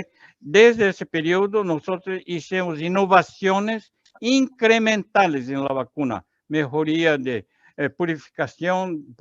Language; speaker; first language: Spanish; non-native, learner; Portuguese